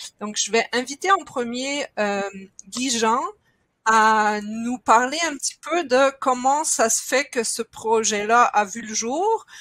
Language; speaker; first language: French; non-native, fluent; German